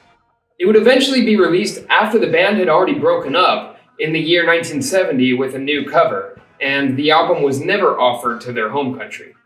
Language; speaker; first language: English; native; English